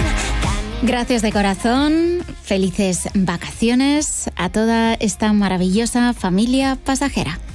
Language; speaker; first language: Spanish; native; Spanish